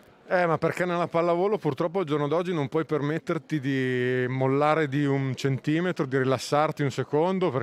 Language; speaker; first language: Italian; native; Italian